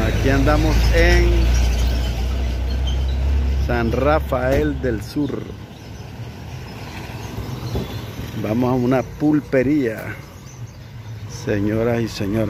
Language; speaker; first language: Spanish; native; Spanish